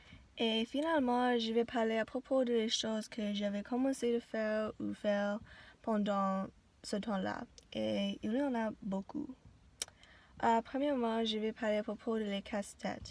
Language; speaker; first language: French; non-native, learner; English